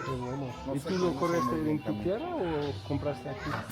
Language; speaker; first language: Spanish; non-native, learner; Portuguese